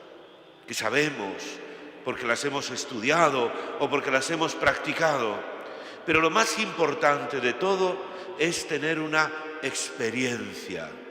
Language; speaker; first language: Spanish; native; Spanish